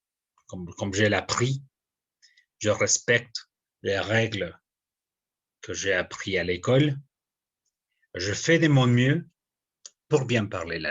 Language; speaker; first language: French; non-native, fluent; Spanish